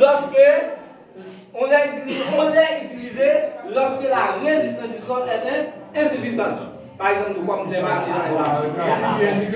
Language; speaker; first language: French; non-native, local second language; Haitian Creole